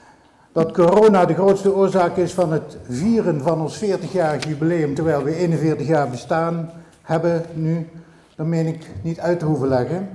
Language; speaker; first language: Dutch; native; Dutch